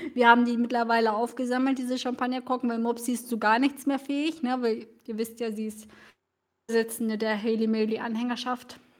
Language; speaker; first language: German; early bilingual, other home language; Russian